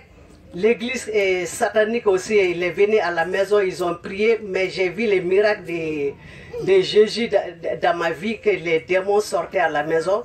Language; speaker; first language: French; non-native, local second language; Bambara